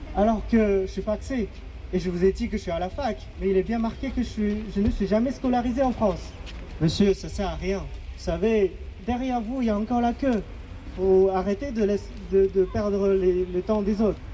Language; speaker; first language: French; non-native, fluent; Mongolian